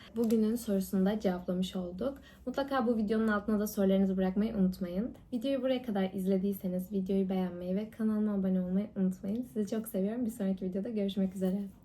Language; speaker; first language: Turkish; early bilingual, heritage; Turkish